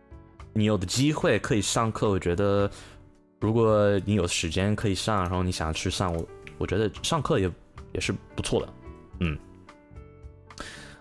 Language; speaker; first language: Chinese; non-native, learner; English